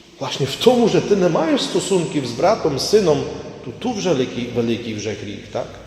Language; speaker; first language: Ukrainian; native; Ukrainian